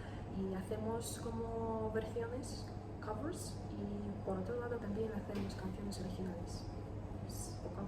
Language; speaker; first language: Spanish; non-native, learner; Ukrainian